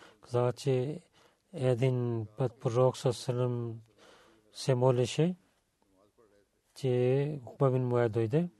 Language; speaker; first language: Bulgarian; non-native, learner; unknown